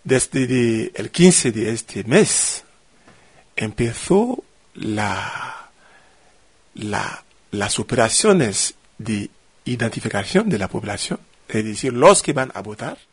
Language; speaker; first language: Spanish; non-native, fluent; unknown